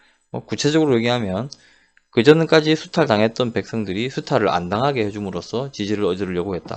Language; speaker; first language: Korean; native; Korean